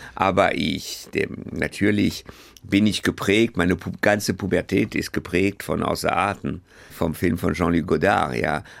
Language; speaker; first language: German; early bilingual, other home language; French